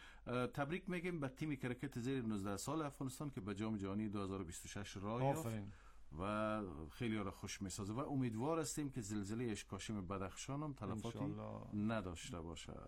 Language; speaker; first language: Persian; native; Persian